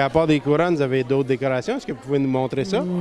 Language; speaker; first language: French; native; French